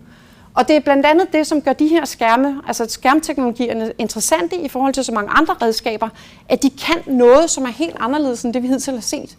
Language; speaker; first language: Danish; native; Danish